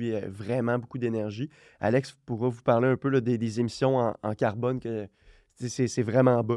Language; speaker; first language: French; native; French